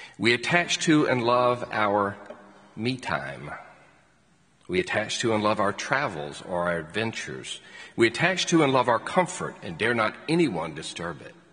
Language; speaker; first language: English; native; English